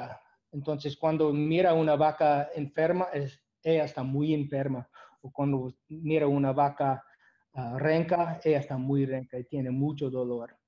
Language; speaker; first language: Spanish; non-native, learner; English